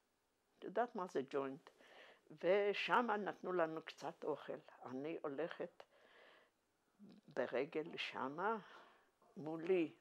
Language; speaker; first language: Hebrew; non-native, fluent; Yiddish